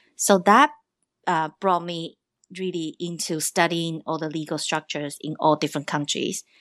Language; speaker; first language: English; non-native, fluent; Chinese